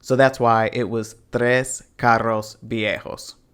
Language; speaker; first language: Spanish; non-native, fluent; English